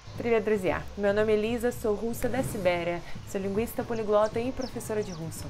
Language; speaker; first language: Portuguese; non-native, fluent; Russian